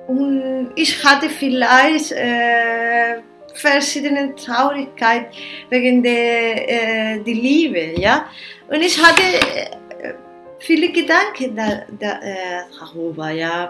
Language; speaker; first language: German; non-native, learner; Spanish